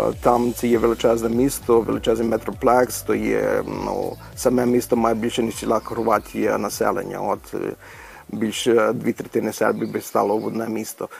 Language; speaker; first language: Ukrainian; early bilingual, heritage; Ukrainian